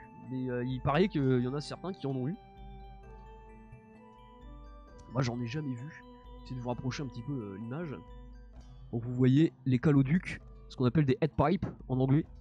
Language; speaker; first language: French; native; French